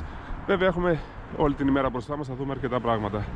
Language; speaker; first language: Greek; native; Greek